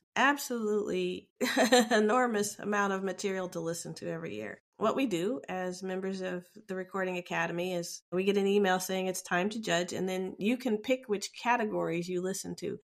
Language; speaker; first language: English; native; English